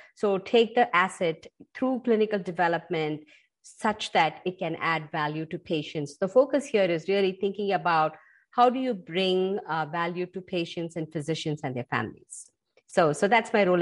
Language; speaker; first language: English; non-native, local second language; Tamil